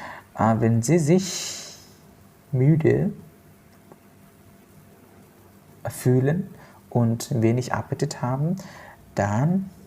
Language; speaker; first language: German; non-native, fluent; Indonesian